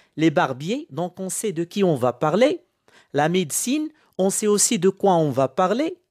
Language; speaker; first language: French; non-native, local second language; Arabic